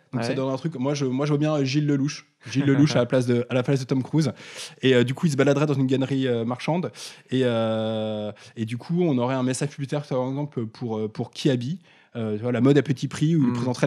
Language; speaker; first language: French; native; French